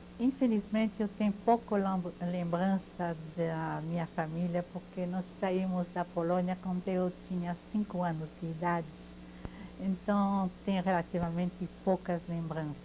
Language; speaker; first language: Portuguese; non-native, fluent; French